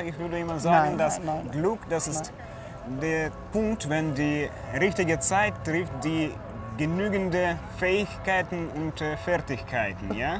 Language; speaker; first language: German; non-native, fluent; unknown